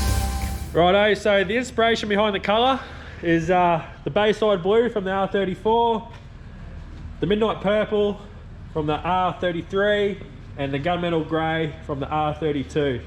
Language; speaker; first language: English; native; English